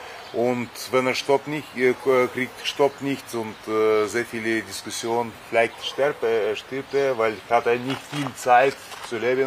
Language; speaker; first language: German; non-native, fluent; Russian